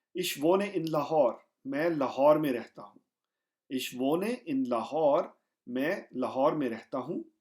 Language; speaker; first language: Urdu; non-native, local second language; Punjabi